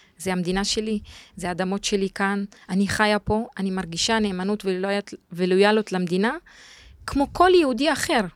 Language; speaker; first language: Hebrew; non-native, local second language; Arabic